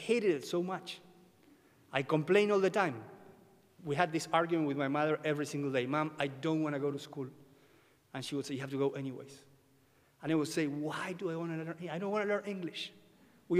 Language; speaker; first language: English; non-native, fluent; Spanish